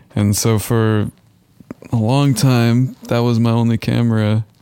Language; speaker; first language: English; native; English